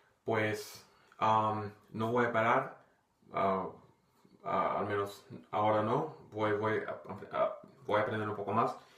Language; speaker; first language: Spanish; non-native, fluent; English